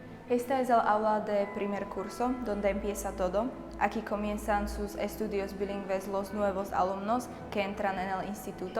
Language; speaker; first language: Spanish; non-native, fluent; Slovak